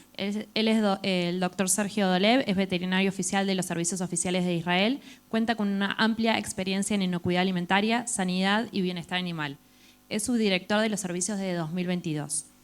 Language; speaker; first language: Spanish; native; Spanish